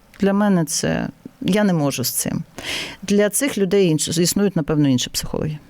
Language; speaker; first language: Ukrainian; non-native, local second language; Russian